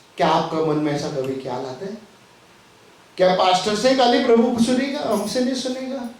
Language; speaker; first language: Hindi; non-native, local second language; Tamil